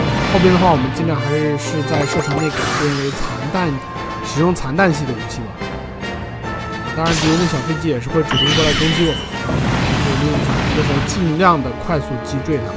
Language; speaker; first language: Chinese; native; Chinese